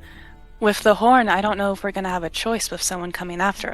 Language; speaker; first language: English; native; English